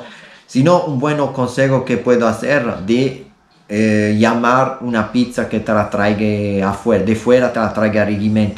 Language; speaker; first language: Spanish; non-native, learner; Italian